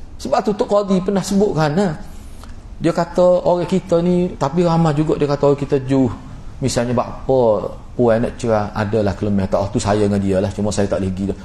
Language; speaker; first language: Malay; native; Malay